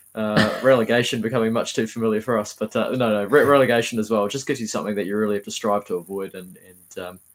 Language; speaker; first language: English; native; English